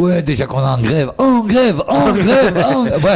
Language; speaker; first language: French; native; French